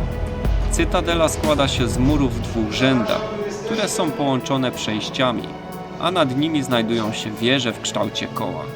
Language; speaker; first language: Polish; native; Polish